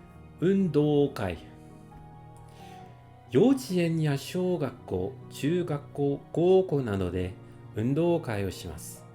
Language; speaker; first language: Japanese; non-native, fluent; French